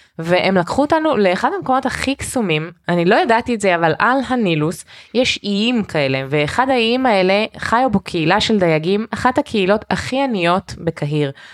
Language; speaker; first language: Hebrew; early bilingual, heritage; Hebrew